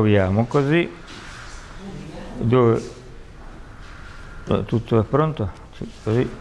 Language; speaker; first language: Italian; non-native, learner; Russian